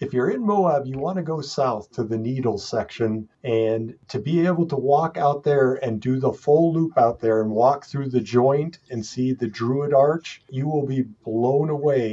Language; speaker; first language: English; native; English